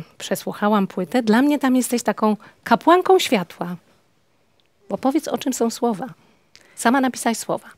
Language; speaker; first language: Polish; native; Polish